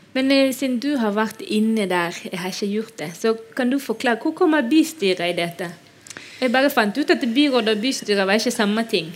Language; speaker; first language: Norwegian; non-native, fluent; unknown